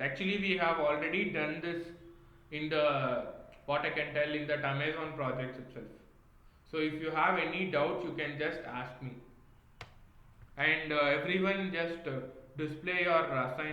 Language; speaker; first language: English; non-native, local second language; Kannada